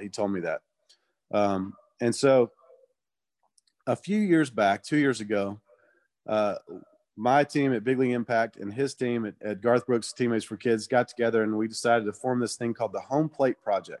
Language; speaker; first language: English; native; English